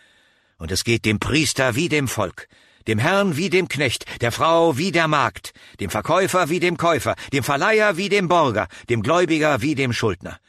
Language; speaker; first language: German; native; German